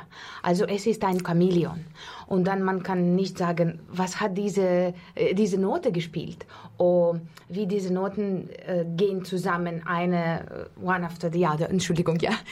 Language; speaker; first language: German; non-native, learner; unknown